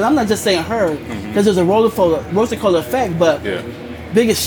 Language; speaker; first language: English; native; English